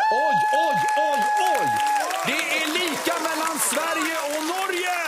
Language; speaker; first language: Swedish; native; Swedish